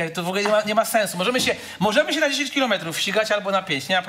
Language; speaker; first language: Polish; native; Polish